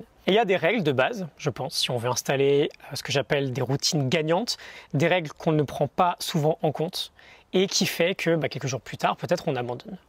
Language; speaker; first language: French; native; French